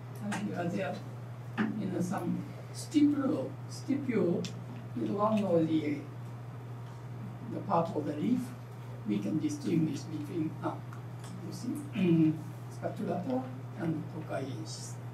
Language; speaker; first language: English; non-native, fluent; Japanese